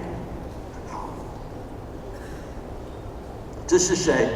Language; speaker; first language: Chinese; non-native, fluent; English